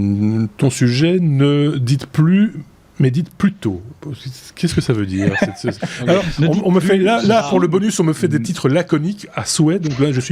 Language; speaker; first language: French; native; French